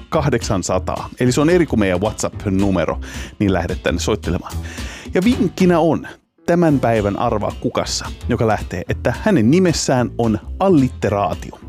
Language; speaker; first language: Finnish; native; Finnish